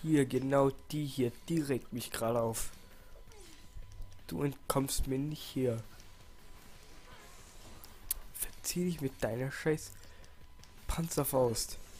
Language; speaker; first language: German; native; German